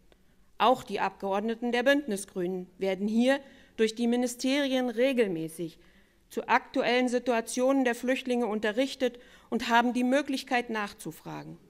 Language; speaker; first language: German; native; German